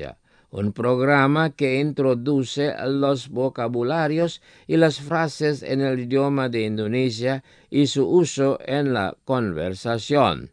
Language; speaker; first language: Spanish; non-native, fluent; Indonesian